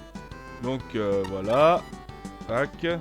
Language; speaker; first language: French; native; French